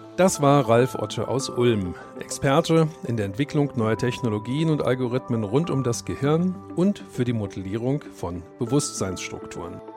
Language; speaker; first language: German; native; German